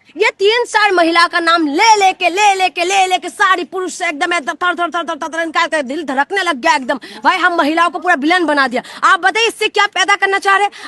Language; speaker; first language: Hindi; non-native, local second language; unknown